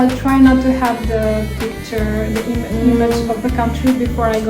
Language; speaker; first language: English; non-native, fluent; Serbian